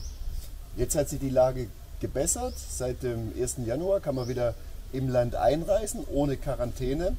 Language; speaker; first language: German; native; German